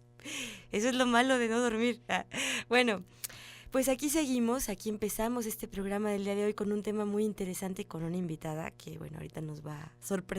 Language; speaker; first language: Spanish; native; Spanish